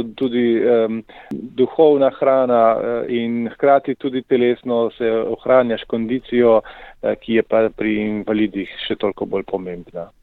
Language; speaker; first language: Slovenian; native; Slovenian